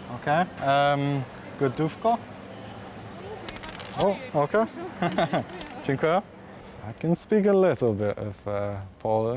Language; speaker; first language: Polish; non-native, learner; English